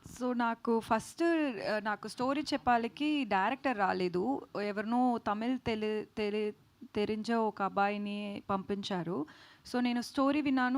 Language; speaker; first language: Telugu; non-native, learner; Tamil